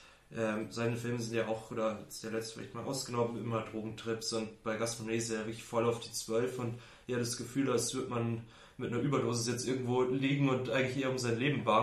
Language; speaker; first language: German; native; German